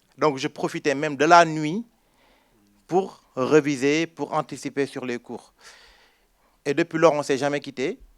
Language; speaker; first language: French; non-native, local second language; Wolof